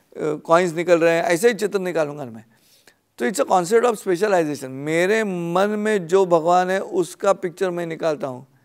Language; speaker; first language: Hindi; non-native, local second language; Marathi